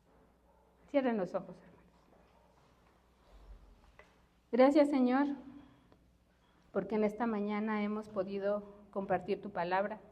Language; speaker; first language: Spanish; native; Spanish